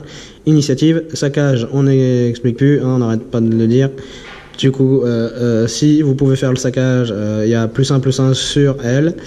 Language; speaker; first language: French; native; French